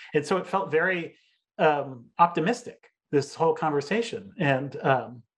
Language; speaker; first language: English; native; English